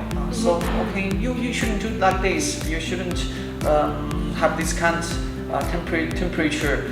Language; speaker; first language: English; non-native, learner; Chinese